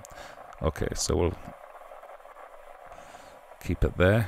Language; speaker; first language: English; native; English